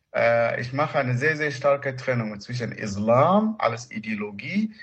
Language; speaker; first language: German; non-native, fluent; Arabic